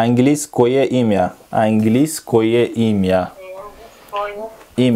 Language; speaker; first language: Russian; non-native, local second language; Kyrgyz